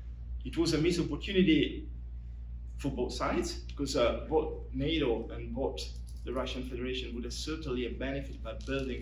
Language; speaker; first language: English; non-native, fluent; Italian